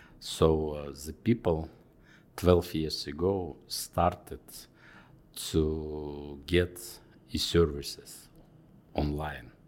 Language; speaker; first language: English; non-native, fluent; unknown